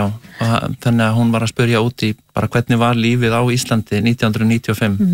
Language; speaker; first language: Icelandic; native; Icelandic